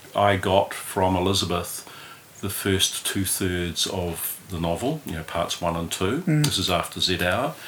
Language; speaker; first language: English; native; English